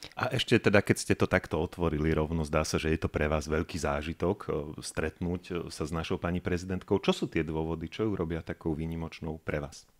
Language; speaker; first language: Slovak; native; Slovak